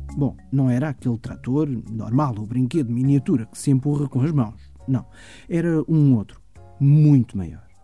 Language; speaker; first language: Portuguese; early bilingual, heritage; German